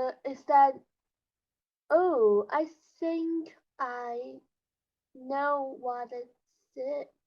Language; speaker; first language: English; non-native, learner; Chinese